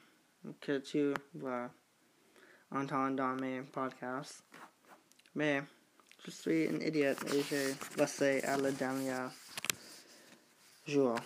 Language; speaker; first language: French; non-native, learner; English